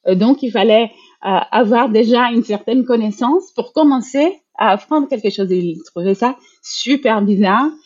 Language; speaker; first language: French; non-native, fluent; Portuguese